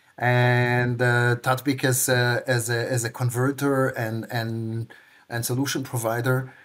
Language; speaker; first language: English; non-native, fluent; Hebrew